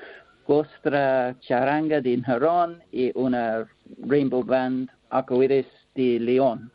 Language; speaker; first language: Spanish; non-native, learner; English